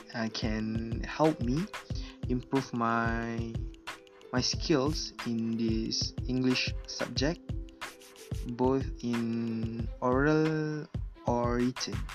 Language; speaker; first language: English; non-native, local second language; Malay